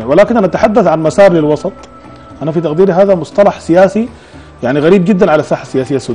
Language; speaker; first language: Arabic; native; Arabic